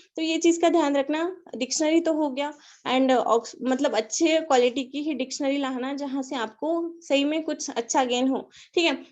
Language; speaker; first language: Hindi; non-native, local second language; Marathi